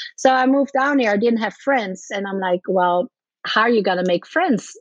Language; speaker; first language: English; non-native, fluent; Dutch